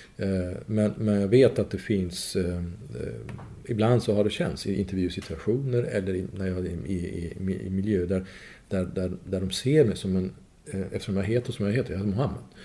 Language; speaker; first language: Swedish; non-native, fluent; Persian